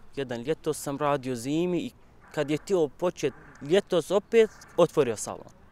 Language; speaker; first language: Croatian; non-native, learner; Kurdish